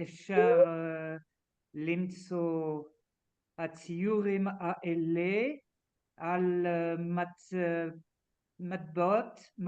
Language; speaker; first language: Hebrew; non-native, learner; French